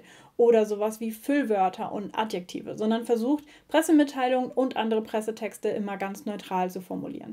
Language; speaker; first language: German; native; German